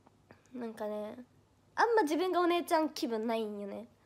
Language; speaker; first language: Japanese; native; Japanese